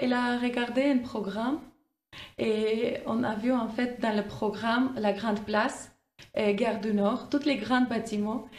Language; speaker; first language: French; non-native, fluent; Armenian